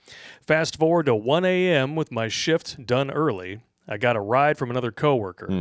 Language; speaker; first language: English; native; English